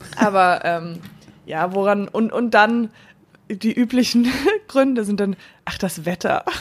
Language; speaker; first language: German; non-native, fluent; English